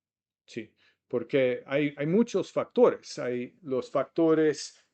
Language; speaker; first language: Spanish; non-native, fluent; English